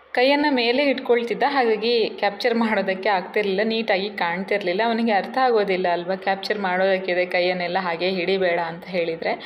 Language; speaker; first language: Kannada; non-native, local second language; Tulu